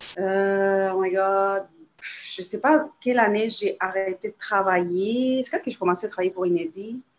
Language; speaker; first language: French; non-native, fluent; Spanish